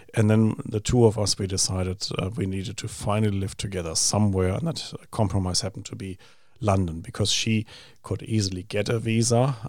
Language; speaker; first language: English; non-native, fluent; German